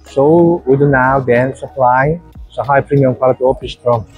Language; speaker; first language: English; non-native, learner; Korean